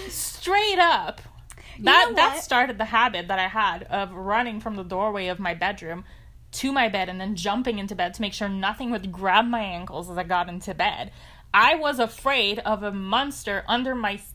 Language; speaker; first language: English; non-native, fluent; French